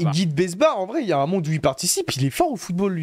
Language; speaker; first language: French; native; French